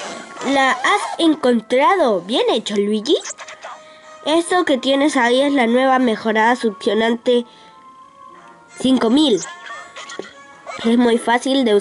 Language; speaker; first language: Spanish; native; Spanish